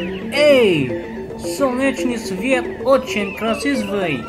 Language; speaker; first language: Russian; non-native, learner; Indonesian